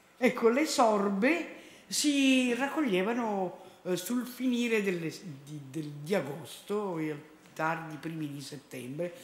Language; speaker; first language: Italian; native; Italian